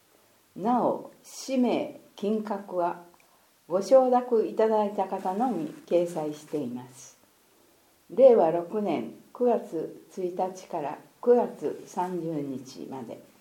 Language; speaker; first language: Japanese; native; Japanese